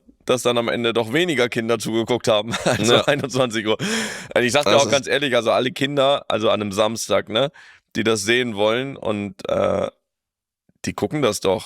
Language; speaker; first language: German; native; German